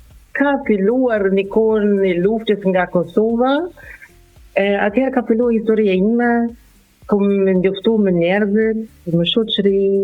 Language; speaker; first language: Albanian; non-native, learner; German